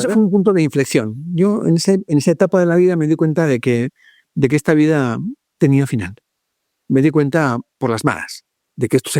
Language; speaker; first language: Spanish; native; Spanish